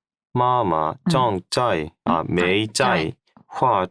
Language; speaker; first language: Chinese; non-native, learner; Korean